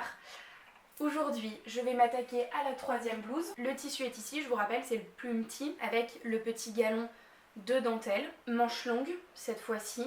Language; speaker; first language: French; native; French